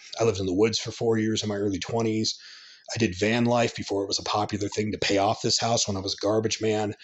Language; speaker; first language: English; native; English